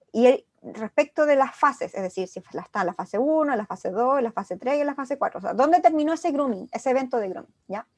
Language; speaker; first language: Spanish; native; Spanish